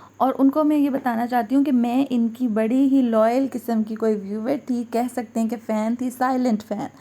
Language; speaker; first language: Urdu; native; Urdu